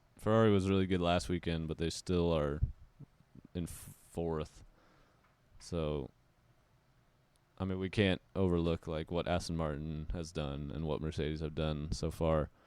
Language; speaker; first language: English; native; English